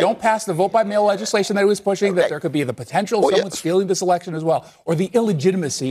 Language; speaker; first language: English; native; English